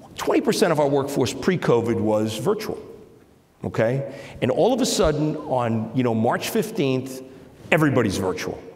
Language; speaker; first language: English; native; English